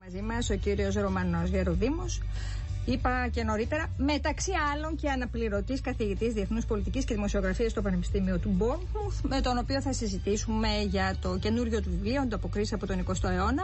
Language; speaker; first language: Greek; native; Greek